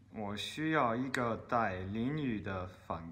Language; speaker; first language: Chinese; non-native, learner; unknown